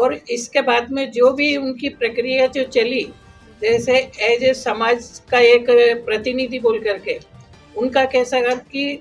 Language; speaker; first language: Hindi; non-native, local second language; Marathi